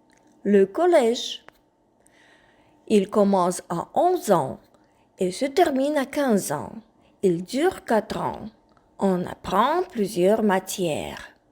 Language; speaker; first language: French; non-native, fluent; Ukrainian